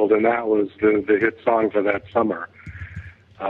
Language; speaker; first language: English; native; English